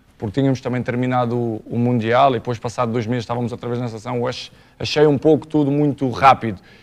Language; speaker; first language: Portuguese; native; Portuguese